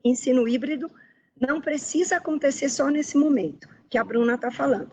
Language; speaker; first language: Portuguese; native; Portuguese